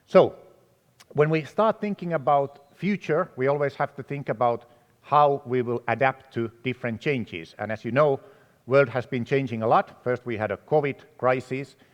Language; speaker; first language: English; non-native, fluent; Finnish